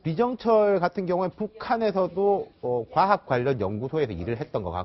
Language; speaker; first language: Korean; native; Korean